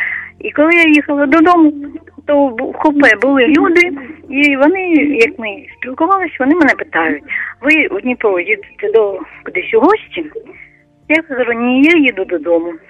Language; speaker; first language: Ukrainian; non-native, local second language; Russian